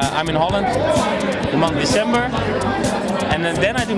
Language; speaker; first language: English; non-native, learner; Dutch